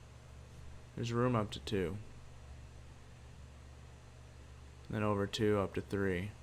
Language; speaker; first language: English; native; English